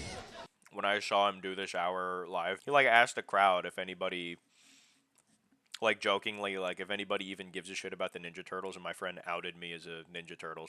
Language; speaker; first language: English; native; English